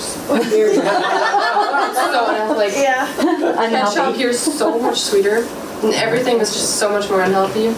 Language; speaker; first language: English; non-native, fluent; German